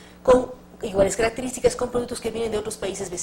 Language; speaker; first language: Spanish; native; Spanish